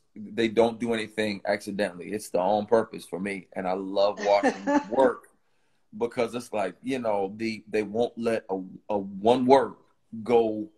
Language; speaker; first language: English; native; English